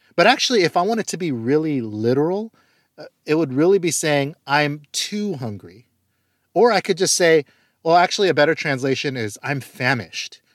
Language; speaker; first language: English; early bilingual, other home language; Korean